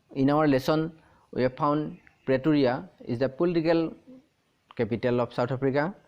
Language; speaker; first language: English; non-native, local second language; Assamese